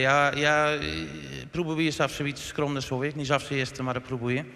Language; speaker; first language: Polish; non-native, fluent; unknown